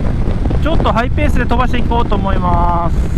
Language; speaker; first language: Japanese; native; Japanese